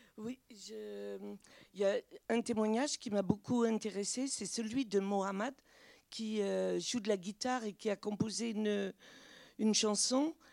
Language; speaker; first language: French; native; French